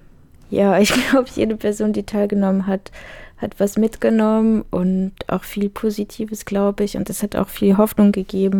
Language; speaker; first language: German; native; German